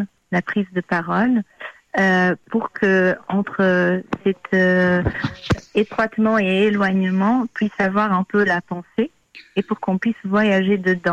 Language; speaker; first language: French; non-native, fluent; Portuguese